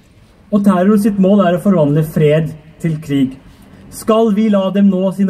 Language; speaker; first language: Norwegian; early bilingual, other home language; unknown